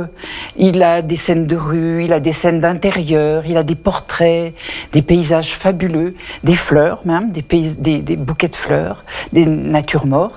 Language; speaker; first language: French; native; French